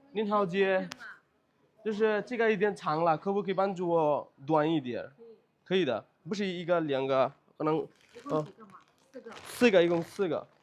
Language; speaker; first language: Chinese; non-native, learner; Bangla